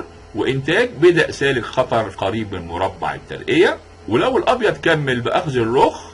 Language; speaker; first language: Arabic; native; Arabic